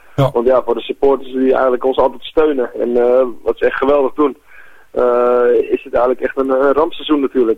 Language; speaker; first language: Dutch; native; Dutch